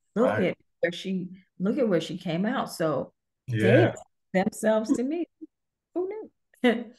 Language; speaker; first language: English; native; English